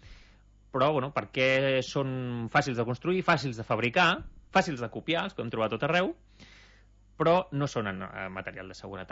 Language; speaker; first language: Catalan; native; Catalan